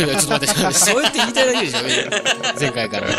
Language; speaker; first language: Japanese; native; Japanese